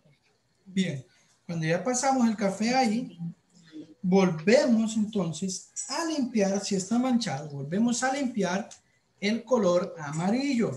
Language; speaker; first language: Spanish; native; Spanish